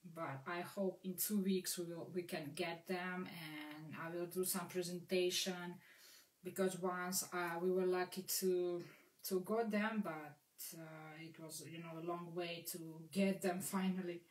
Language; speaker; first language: English; non-native, fluent; Russian